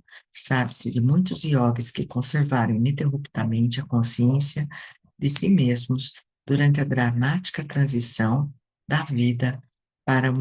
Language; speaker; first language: Portuguese; native; Portuguese